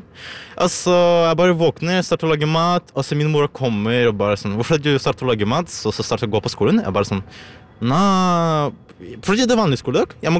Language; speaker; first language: Norwegian; non-native, learner; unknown